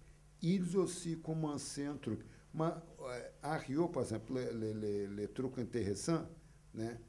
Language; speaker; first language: French; non-native, fluent; Portuguese